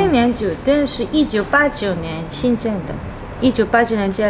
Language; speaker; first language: Chinese; non-native, fluent; Korean